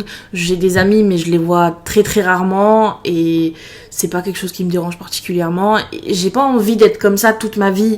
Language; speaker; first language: French; native; French